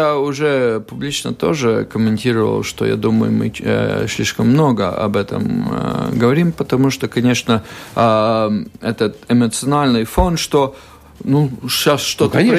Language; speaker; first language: Russian; non-native, local second language; Latvian